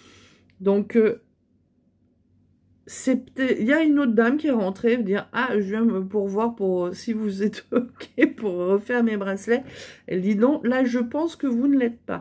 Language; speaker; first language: French; native; French